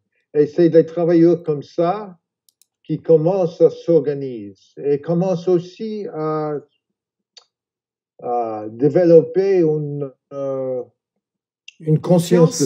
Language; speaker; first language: French; non-native, fluent; English